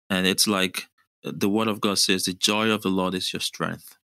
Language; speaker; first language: English; non-native, local second language; Yoruba